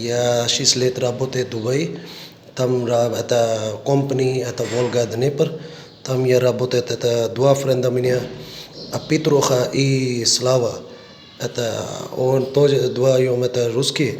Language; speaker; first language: Russian; non-native, learner; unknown